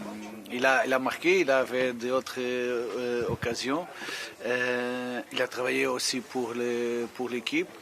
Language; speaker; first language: French; non-native, fluent; Portuguese